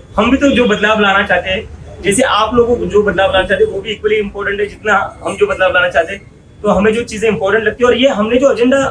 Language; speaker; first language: Hindi; non-native, local second language; Marathi